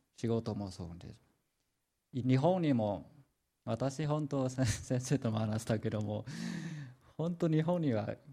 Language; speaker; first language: Japanese; non-native, fluent; Vietnamese